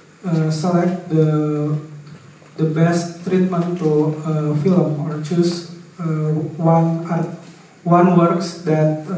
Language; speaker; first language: English; non-native, fluent; Indonesian